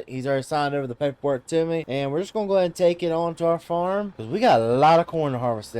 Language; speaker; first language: English; native; English